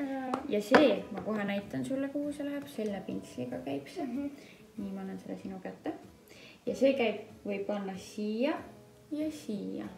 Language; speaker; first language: Estonian; native; Estonian